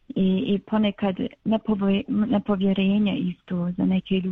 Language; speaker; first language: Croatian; early bilingual, other home language; Bosnian